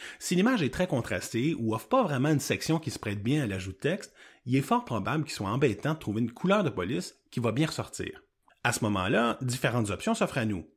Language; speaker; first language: French; native; French